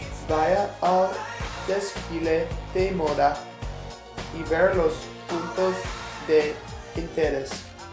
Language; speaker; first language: Spanish; non-native, learner; English